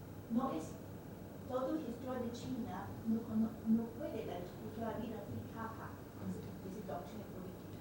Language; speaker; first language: Spanish; non-native, learner; Chinese